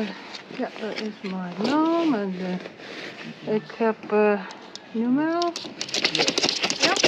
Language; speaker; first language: Dutch; non-native, learner; Japanese